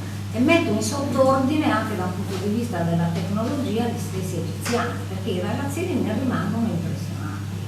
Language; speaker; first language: Italian; native; Italian